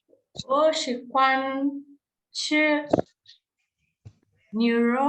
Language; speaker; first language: Chinese; non-native, learner; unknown